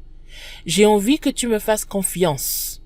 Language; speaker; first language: French; non-native, fluent; English